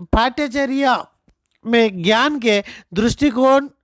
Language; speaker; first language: Hindi; non-native, local second language; Telugu